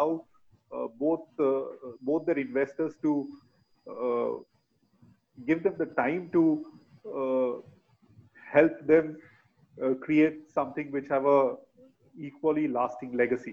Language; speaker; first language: English; non-native, local second language; Bangla